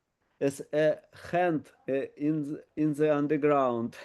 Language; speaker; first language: English; non-native, learner; Ukrainian